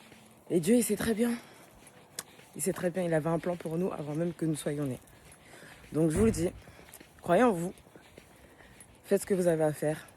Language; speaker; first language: French; native; French